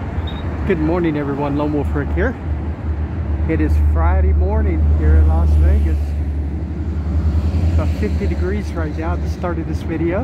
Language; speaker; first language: English; native; English